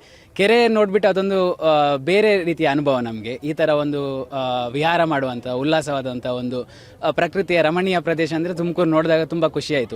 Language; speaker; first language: Kannada; native; Kannada